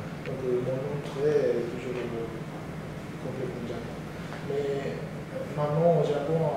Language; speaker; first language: French; non-native, learner; Japanese